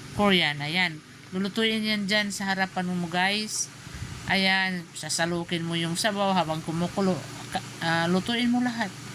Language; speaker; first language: Filipino; non-native, local second language; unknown